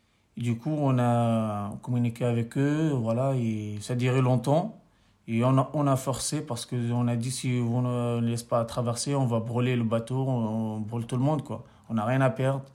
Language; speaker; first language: French; non-native, local second language; Arabic